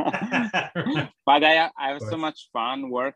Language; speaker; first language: English; non-native, fluent; Italian